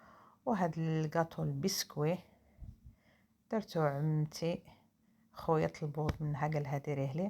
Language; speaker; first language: Arabic; native; Arabic